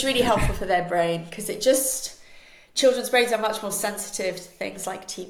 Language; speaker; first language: English; non-native, fluent; Spanish